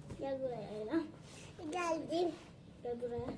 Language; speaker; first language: Turkish; early bilingual, other home language; Persian